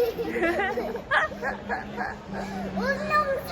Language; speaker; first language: Korean; early bilingual, heritage; Korean